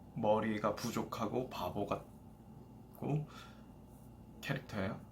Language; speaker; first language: Korean; native; Korean